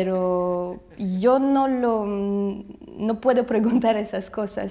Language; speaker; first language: Spanish; non-native, fluent; Russian